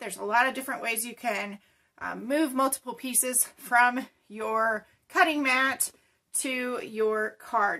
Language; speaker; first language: English; native; English